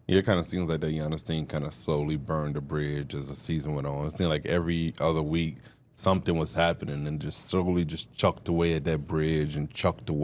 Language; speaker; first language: English; native; English